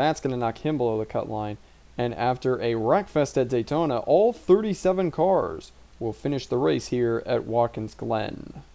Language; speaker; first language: English; native; English